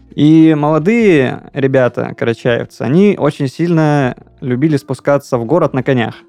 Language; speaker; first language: Russian; native; Russian